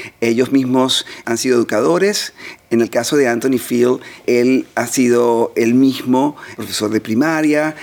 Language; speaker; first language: Spanish; native; Spanish